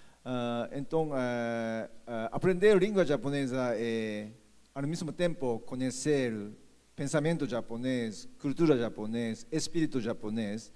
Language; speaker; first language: Portuguese; non-native, fluent; Japanese